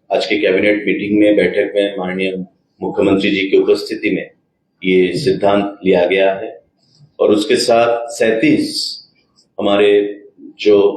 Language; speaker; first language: Hindi; non-native, local second language; Bangla